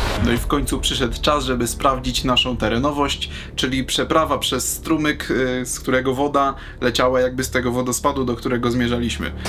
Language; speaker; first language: Polish; native; Polish